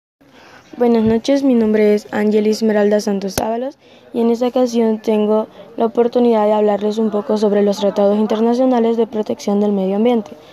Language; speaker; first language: Spanish; native; Spanish